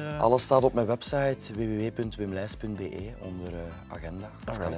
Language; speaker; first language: Dutch; native; Dutch